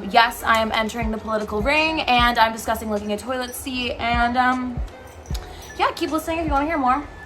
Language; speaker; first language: English; native; English